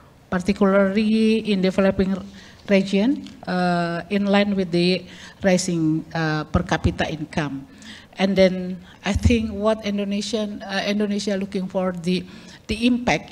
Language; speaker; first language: English; non-native, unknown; Indonesian